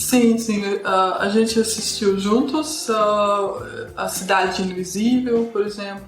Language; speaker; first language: Portuguese; non-native, fluent; Russian